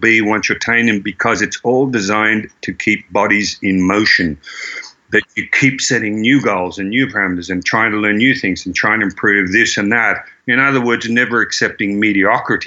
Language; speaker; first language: English; native; English